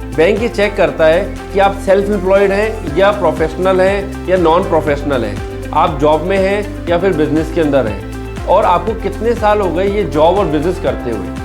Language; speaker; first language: Hindi; native; Hindi